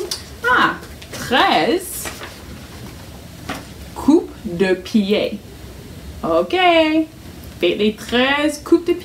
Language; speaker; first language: French; non-native, fluent; English